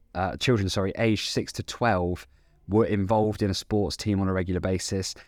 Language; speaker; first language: English; native; English